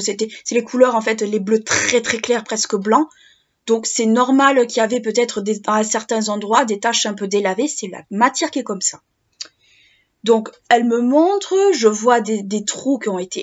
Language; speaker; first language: French; native; French